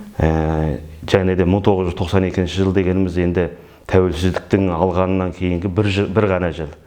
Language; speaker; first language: Kazakh; early bilingual, heritage; Kazakh